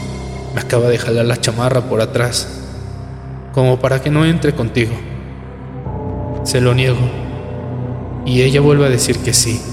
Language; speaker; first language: Spanish; native; Spanish